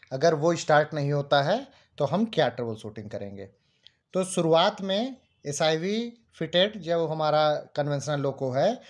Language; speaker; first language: Hindi; native; Hindi